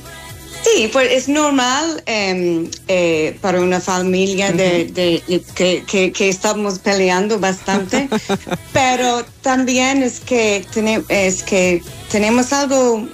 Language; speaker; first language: Spanish; non-native, learner; English